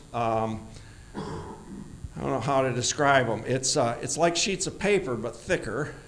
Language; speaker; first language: English; native; English